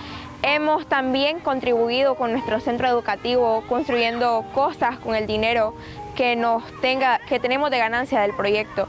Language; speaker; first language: Spanish; native; Spanish